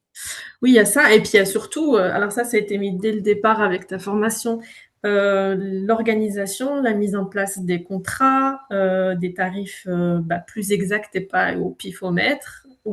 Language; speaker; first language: French; native; French